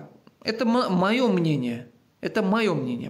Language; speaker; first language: Russian; non-native, local second language; Uzbek